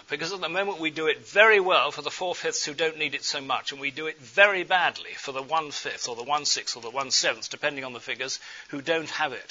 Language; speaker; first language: English; native; English